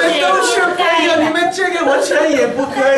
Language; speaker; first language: Chinese; non-native, learner; Italian